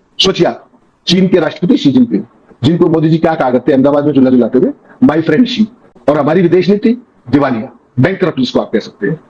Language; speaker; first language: Hindi; native; Hindi